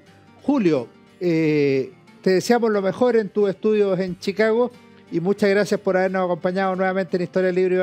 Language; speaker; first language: Spanish; native; Spanish